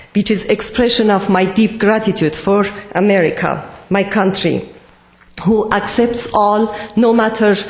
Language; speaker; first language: English; non-native, fluent; Persian